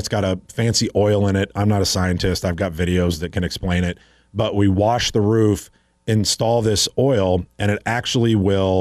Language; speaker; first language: English; native; English